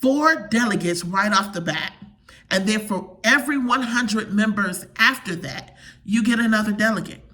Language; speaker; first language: English; native; English